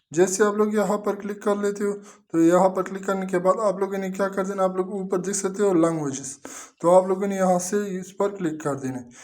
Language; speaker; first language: Urdu; non-native, local second language; Punjabi